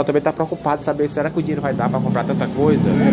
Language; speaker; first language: Portuguese; native; Portuguese